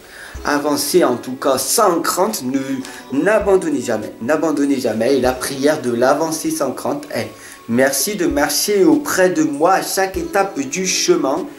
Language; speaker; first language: French; native; French